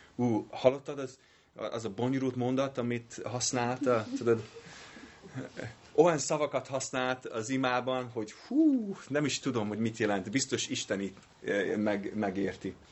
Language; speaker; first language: Hungarian; non-native, learner; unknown